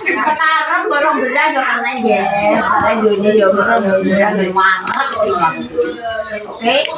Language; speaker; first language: Indonesian; non-native, local second language; Javanese